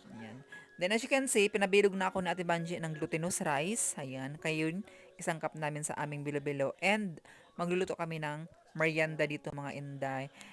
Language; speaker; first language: Filipino; non-native, local second language; Cebuano